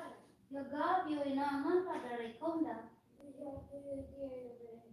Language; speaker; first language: Swedish; non-native, fluent; Filipino